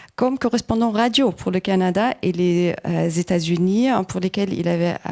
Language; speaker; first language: French; non-native, fluent; German